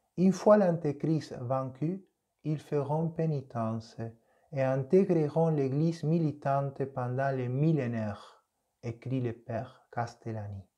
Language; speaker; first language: French; non-native, fluent; Spanish